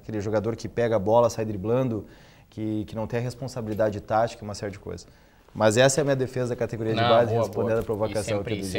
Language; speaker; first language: Portuguese; native; Portuguese